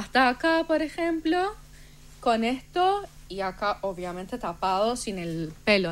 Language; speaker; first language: Spanish; non-native, fluent; Persian